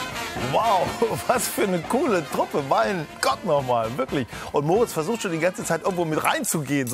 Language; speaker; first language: German; native; German